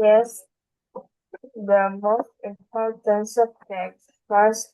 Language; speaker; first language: English; non-native, learner; Vietnamese